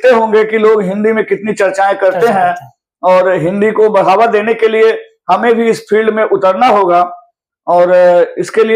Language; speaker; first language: Hindi; native; Hindi